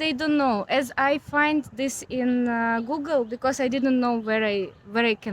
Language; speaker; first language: English; non-native, learner; Ukrainian